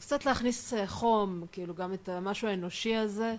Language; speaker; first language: Hebrew; native; Hebrew